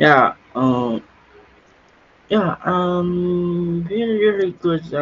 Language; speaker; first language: English; non-native, learner; Vietnamese